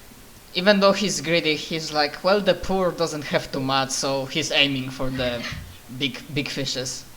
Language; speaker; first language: English; non-native, fluent; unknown